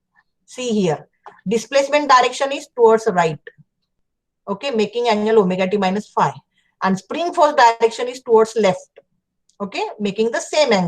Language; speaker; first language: English; non-native, local second language; Marathi